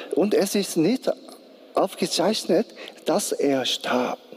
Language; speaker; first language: German; non-native, learner; Korean